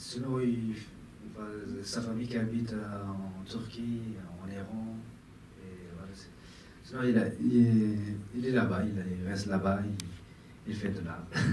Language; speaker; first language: French; non-native, fluent; Persian